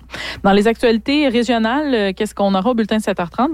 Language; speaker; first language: French; native; French